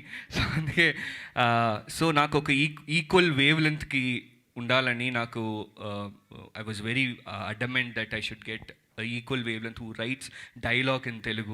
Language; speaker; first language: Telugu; early bilingual, heritage; Telugu